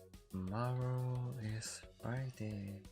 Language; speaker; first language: English; non-native, learner; Korean